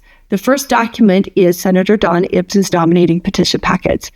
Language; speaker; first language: English; native; English